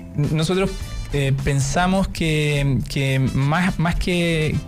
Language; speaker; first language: Spanish; native; Spanish